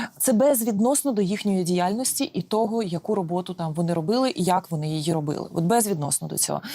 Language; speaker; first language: Ukrainian; native; Ukrainian